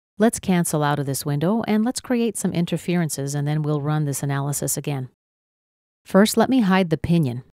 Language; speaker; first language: English; native; English